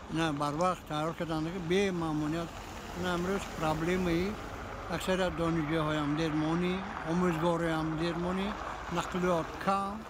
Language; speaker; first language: Tajik; native; Tajik